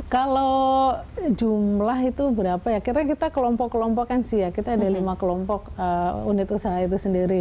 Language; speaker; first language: Indonesian; native; Indonesian